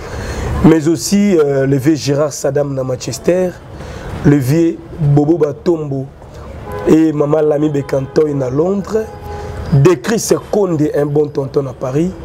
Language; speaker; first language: French; non-native, local second language; Lingala